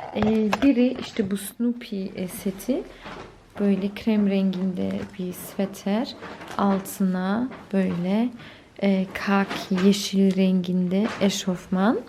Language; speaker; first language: Turkish; early bilingual, heritage; Turkish